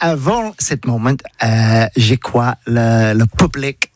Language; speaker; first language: French; non-native, learner; English